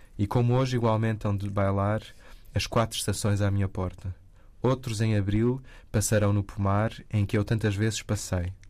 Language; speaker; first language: Portuguese; native; Portuguese